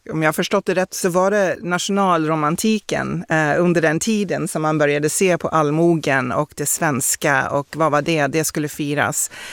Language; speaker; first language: Swedish; early bilingual, heritage; Swedish